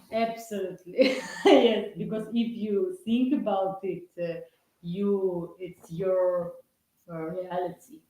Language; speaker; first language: English; non-native, learner; Russian